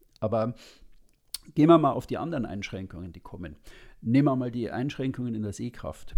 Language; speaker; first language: German; native; German